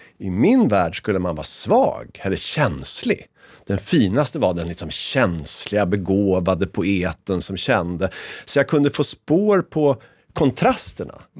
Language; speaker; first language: Swedish; native; Swedish